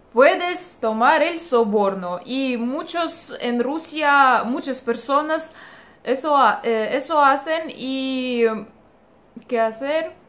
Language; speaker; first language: Spanish; non-native, fluent; Russian